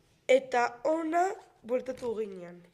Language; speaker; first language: Basque; non-native, local second language; Spanish